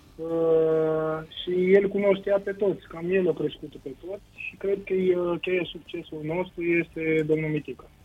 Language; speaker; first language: Romanian; non-native, fluent; Portuguese